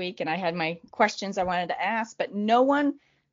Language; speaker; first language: English; native; English